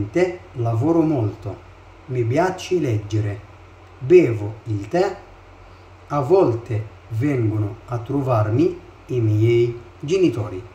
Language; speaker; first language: Italian; non-native, fluent; Arabic